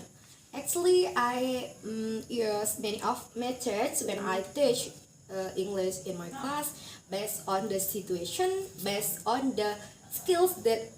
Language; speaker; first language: English; non-native, learner; Indonesian